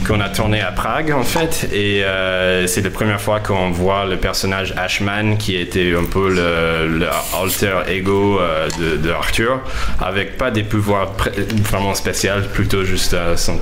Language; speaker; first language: French; non-native, fluent; English